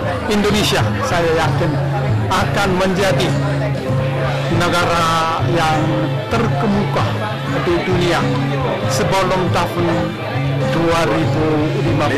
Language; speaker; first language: Indonesian; non-native, fluent; Korean